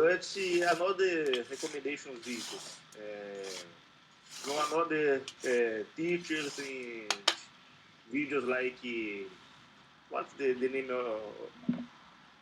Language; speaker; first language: English; non-native, learner; Portuguese